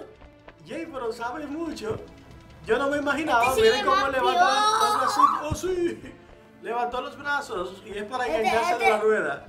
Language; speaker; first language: Spanish; native; Spanish